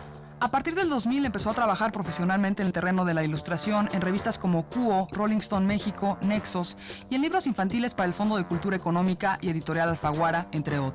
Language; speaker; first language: Spanish; native; Spanish